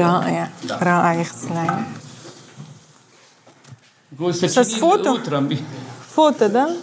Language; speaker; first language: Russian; non-native, fluent; Arabic